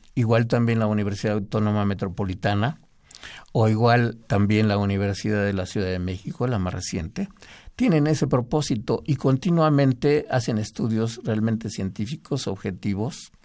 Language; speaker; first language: Spanish; native; Spanish